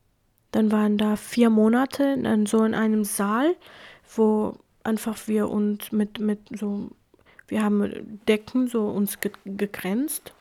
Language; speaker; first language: German; non-native, fluent; Kurdish